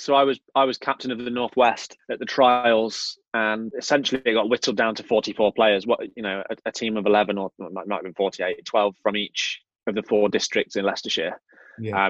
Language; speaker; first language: English; native; English